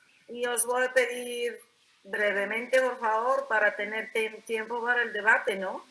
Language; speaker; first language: Spanish; non-native, fluent; Bulgarian